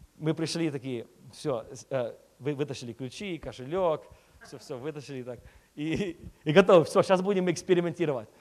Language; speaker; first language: Russian; early bilingual, heritage; Russian